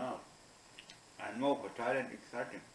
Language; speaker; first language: English; non-native, fluent; German